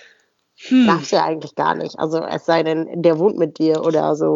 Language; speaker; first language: German; native; German